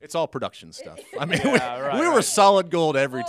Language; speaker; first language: English; native; English